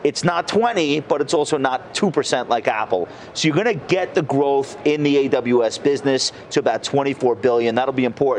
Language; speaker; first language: English; native; English